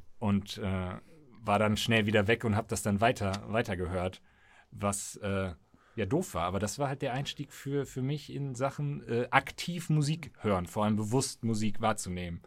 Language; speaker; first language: German; native; German